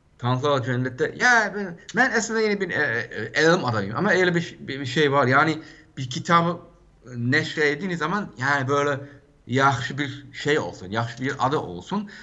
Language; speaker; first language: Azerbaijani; non-native, fluent; German